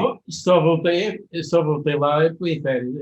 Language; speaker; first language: Portuguese; native; Portuguese